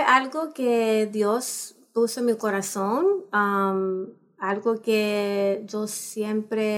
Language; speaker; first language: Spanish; early bilingual, heritage; Spanish